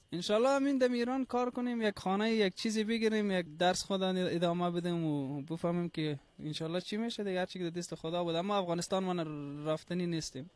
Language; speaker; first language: Persian; native; Persian